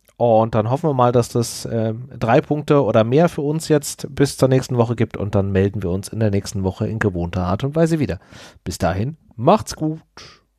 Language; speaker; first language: German; native; German